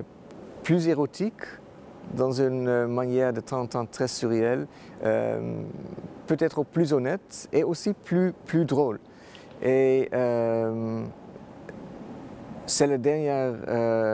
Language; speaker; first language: French; non-native, fluent; Dutch